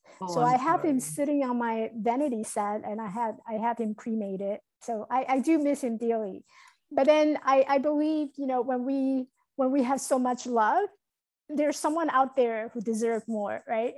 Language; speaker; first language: English; non-native, fluent; Chinese